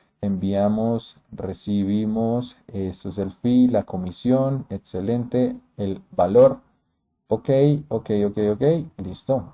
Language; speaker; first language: Spanish; native; Spanish